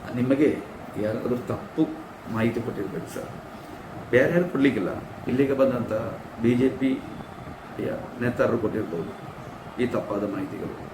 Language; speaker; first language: Kannada; non-native, local second language; Tulu